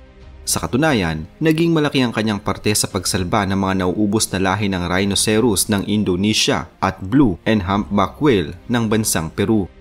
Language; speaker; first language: Filipino; native; Filipino